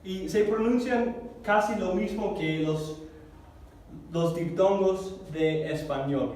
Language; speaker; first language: Spanish; non-native, fluent; English